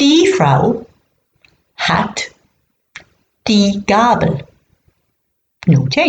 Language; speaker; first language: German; non-native, fluent; English